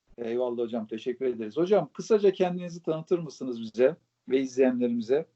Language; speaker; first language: Turkish; native; Turkish